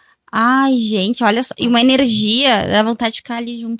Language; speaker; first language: Portuguese; native; Portuguese